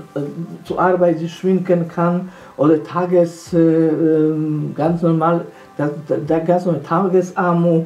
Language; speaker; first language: German; non-native, fluent; Polish